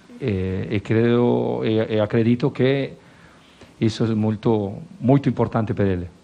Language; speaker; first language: Portuguese; non-native, learner; Spanish